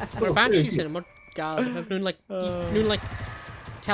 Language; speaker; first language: Welsh; native; Welsh